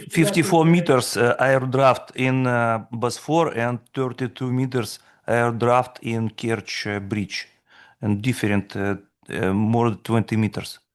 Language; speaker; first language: English; non-native, fluent; Russian